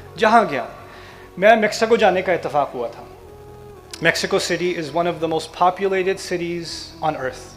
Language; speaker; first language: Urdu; early bilingual, heritage; Urdu